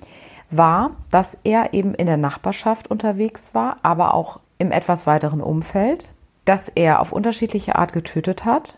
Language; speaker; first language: German; native; German